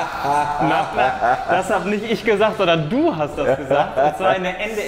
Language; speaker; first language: German; native; German